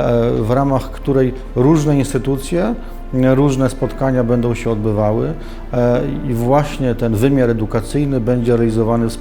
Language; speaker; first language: Polish; native; Polish